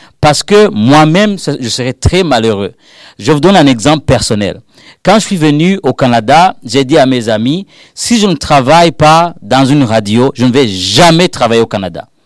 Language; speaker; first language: French; non-native, local second language; Rundi